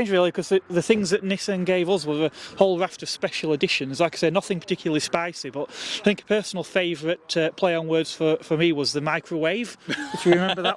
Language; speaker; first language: English; native; English